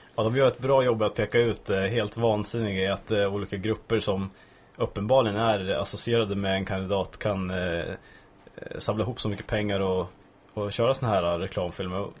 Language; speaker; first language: Swedish; native; Swedish